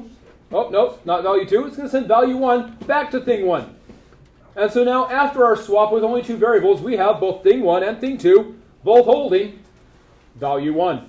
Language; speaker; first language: English; native; English